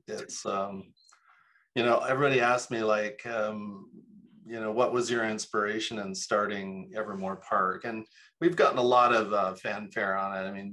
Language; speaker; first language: English; native; English